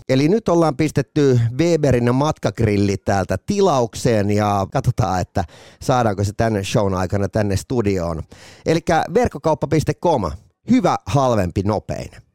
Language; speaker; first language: Finnish; native; Finnish